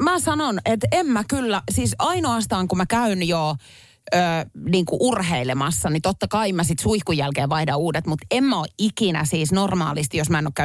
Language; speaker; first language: Finnish; native; Finnish